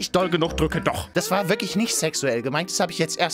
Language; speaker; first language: German; native; German